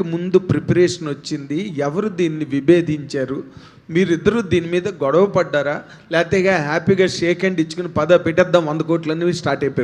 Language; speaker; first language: Telugu; native; Telugu